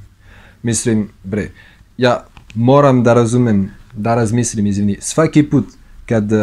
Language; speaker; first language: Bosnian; non-native, learner; French